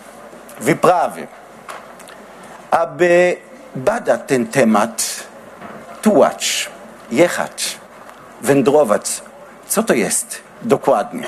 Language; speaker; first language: Polish; non-native, learner; Hebrew